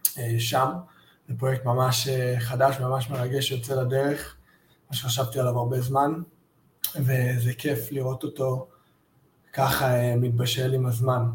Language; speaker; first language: Hebrew; early bilingual, heritage; Hebrew